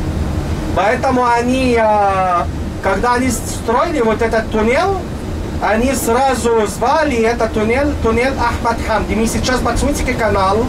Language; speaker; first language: Russian; non-native, learner; Arabic